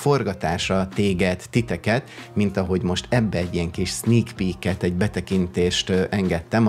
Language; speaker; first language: Hungarian; native; Hungarian